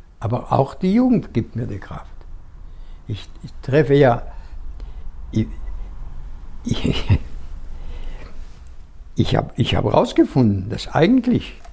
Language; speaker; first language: German; non-native, fluent; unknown